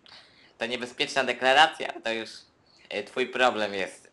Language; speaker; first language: Polish; native; Polish